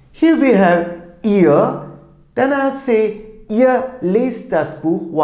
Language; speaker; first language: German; non-native, fluent; Turkish